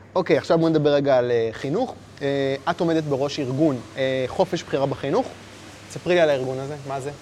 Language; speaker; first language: Hebrew; native; Hebrew